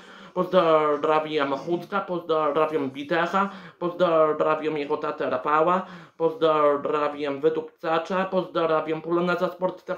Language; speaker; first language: Polish; native; Polish